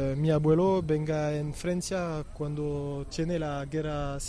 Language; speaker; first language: Spanish; non-native, learner; French